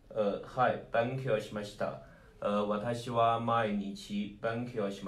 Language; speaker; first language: Japanese; non-native, learner; Chinese